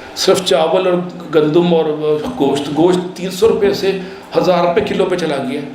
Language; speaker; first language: Urdu; native; Urdu